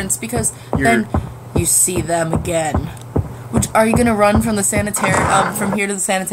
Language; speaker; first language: English; native; English